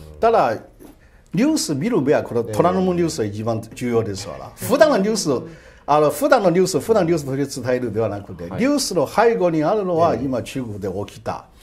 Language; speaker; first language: Japanese; non-native, fluent; Chinese